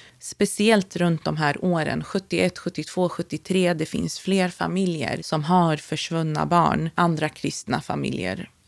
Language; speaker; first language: Swedish; native; Swedish